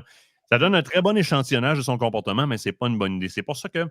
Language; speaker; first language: French; native; French